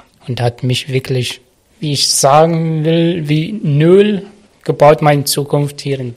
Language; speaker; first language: German; non-native, learner; Arabic